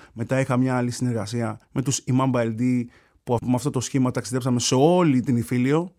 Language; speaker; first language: Greek; early bilingual, other home language; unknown